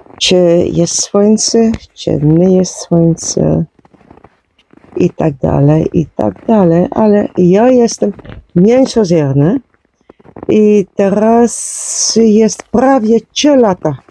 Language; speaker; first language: Polish; non-native, learner; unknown